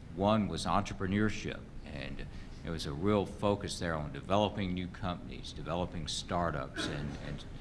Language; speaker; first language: English; native; English